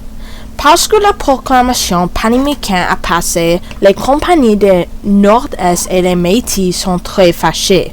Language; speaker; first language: French; non-native, learner; English